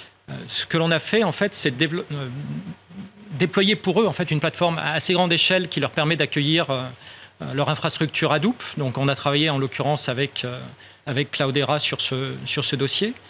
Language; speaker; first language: French; native; French